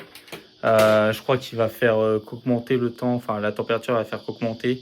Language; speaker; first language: French; native; French